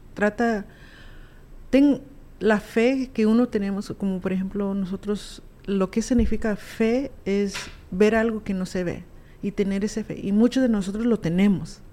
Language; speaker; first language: Spanish; early bilingual, heritage; Spanish